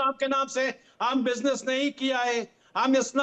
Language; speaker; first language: Hindi; non-native, fluent; Pashto